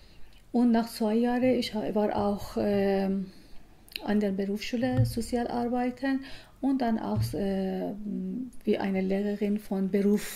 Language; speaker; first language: German; non-native, learner; Persian